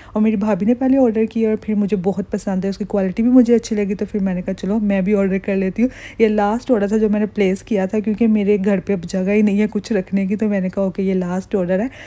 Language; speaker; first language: Urdu; native; Urdu